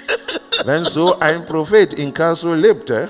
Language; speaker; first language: German; non-native, learner; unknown